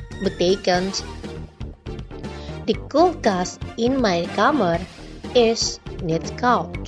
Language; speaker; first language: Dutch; non-native, learner; Indonesian